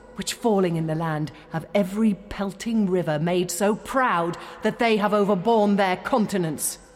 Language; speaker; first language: English; native; English